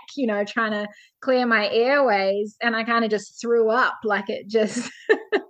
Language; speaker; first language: English; native; English